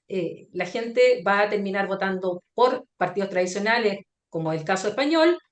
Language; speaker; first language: Spanish; native; Spanish